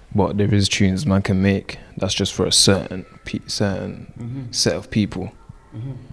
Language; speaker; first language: English; native; English